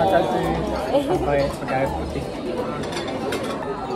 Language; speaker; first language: Indonesian; non-native, fluent; Japanese